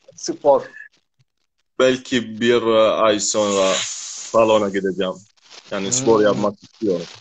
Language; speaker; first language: Turkish; non-native, learner; Arabic